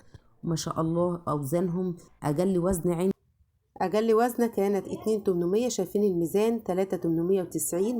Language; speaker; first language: Arabic; native; Arabic